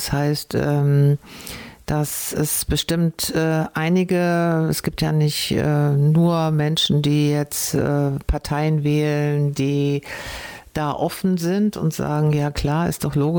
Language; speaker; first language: German; native; German